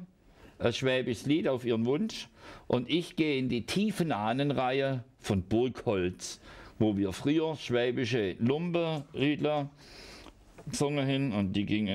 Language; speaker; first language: German; native; German